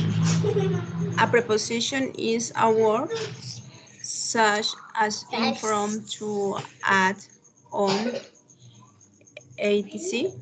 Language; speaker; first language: English; non-native, learner; Spanish